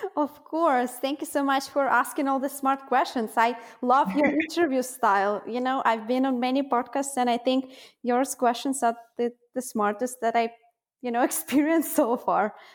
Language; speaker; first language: English; non-native, fluent; Russian